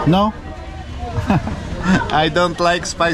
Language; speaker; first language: English; non-native, learner; Polish